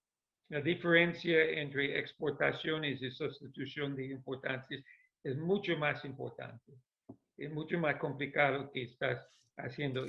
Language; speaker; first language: Spanish; non-native, fluent; English